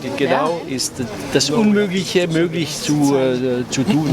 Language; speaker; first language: German; non-native, local second language; French